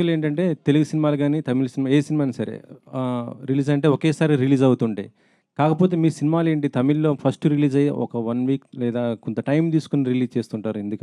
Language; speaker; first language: Telugu; native; Telugu